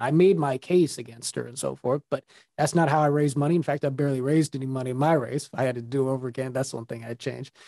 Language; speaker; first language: English; native; English